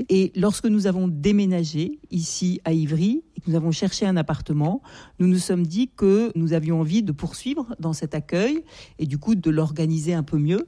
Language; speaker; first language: French; native; French